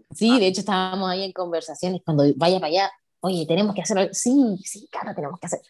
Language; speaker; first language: Spanish; native; Spanish